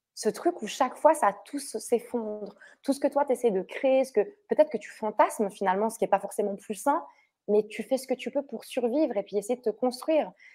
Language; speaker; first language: French; early bilingual, other home language; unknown